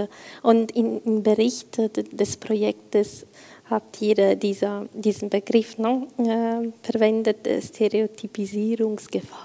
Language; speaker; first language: German; non-native, fluent; Italian